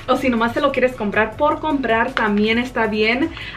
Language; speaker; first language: Spanish; early bilingual, heritage; Spanish